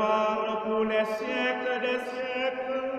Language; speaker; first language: French; native; French